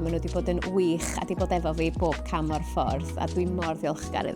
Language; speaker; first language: Welsh; native; Welsh